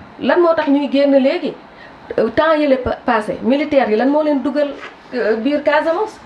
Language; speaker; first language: Wolof; non-native, local second language; Jola-Fonyi